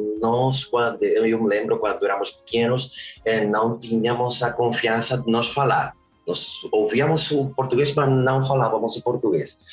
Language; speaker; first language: Portuguese; early bilingual, heritage; Spanish